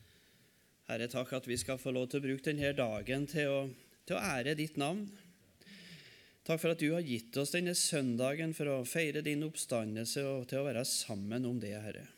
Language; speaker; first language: Norwegian; native; Norwegian